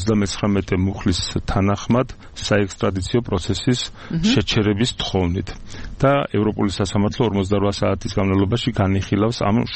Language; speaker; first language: Georgian; native; Georgian